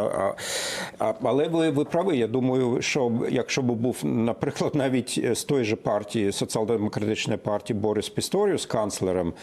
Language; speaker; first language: Ukrainian; non-native, fluent; German